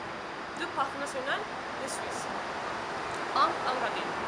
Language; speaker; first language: French; non-native, learner; Spanish